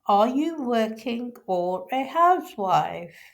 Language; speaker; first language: English; non-native, local second language; Urdu